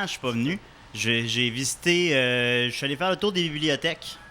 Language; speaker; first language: French; native; French